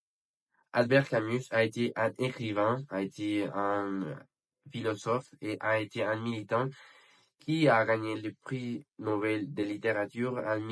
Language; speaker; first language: French; non-native, learner; Spanish